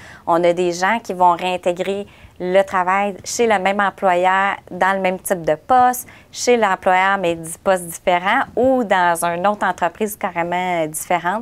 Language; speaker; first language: French; native; French